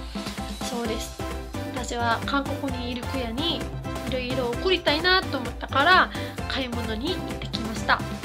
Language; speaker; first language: Japanese; non-native, fluent; Filipino